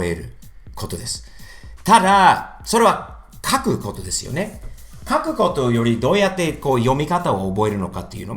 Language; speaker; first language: Japanese; non-native, fluent; English